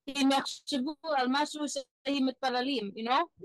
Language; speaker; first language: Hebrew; non-native, fluent; English